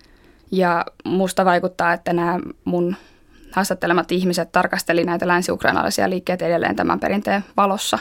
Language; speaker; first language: Finnish; native; Finnish